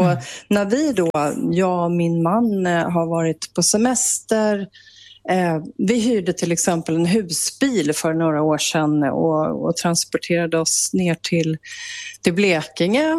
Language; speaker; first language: Swedish; native; Swedish